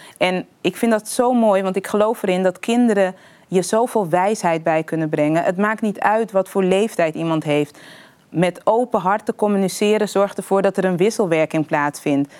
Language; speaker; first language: Dutch; early bilingual, other home language; Papiamento